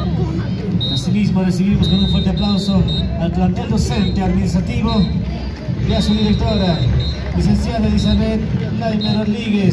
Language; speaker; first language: Spanish; native; Spanish